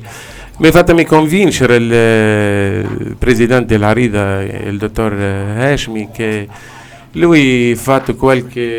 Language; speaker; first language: Italian; non-native, learner; Arabic